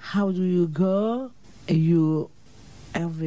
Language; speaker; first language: English; non-native, learner; French